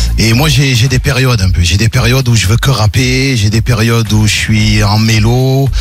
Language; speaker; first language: French; native; French